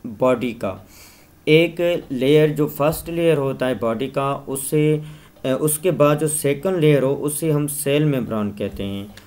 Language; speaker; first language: Urdu; non-native, local second language; Sindhi